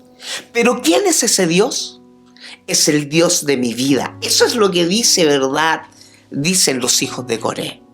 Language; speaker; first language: Spanish; native; Spanish